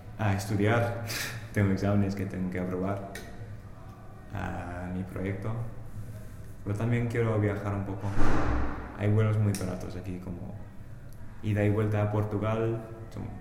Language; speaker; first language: Spanish; non-native, learner; English